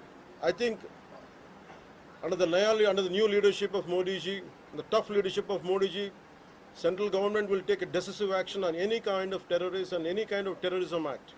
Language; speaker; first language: English; non-native, local second language; Telugu